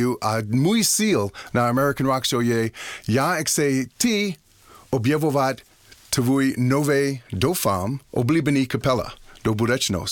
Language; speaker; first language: Czech; non-native, learner; English